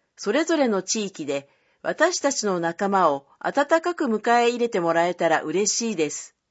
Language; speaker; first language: Japanese; native; Japanese